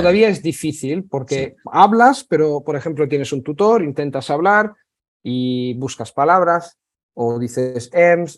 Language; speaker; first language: Spanish; non-native, fluent; Italian